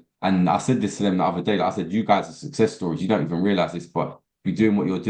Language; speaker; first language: English; native; English